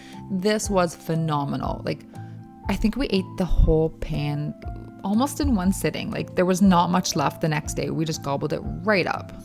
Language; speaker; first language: English; native; English